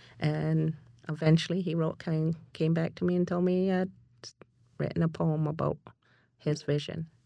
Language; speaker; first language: English; native; English